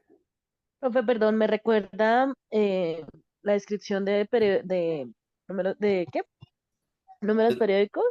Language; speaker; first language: Spanish; native; Spanish